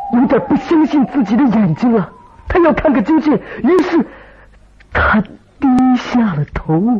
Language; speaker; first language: Chinese; native; Chinese